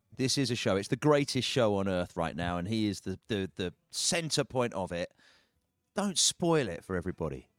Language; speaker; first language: English; native; English